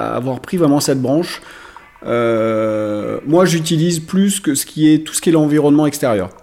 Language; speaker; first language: French; native; French